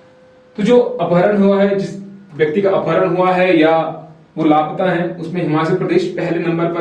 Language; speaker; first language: Hindi; native; Hindi